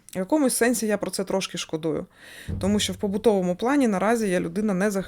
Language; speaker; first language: Ukrainian; non-native, local second language; Russian